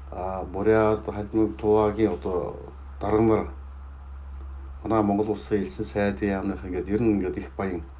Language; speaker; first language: Mongolian; native; Mongolian